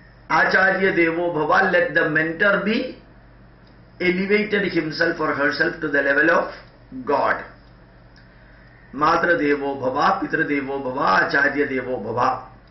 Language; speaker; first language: English; non-native, local second language; Malayalam